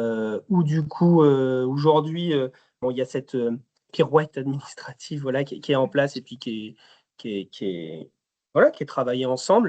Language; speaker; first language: French; native; French